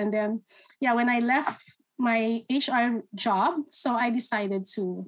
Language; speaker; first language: English; non-native, local second language; Filipino